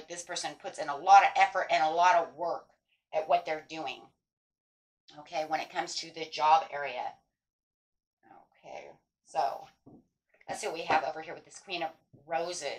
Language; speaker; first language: English; native; English